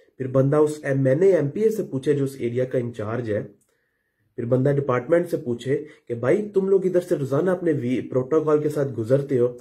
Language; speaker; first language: Urdu; non-native, local second language; Punjabi